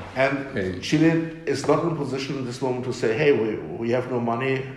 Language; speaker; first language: English; non-native, fluent; German